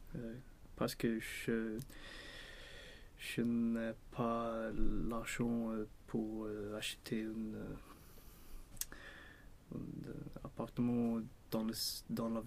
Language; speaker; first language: French; non-native, learner; Swedish